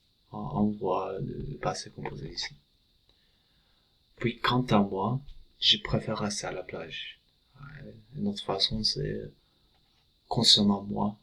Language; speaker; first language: French; non-native, fluent; English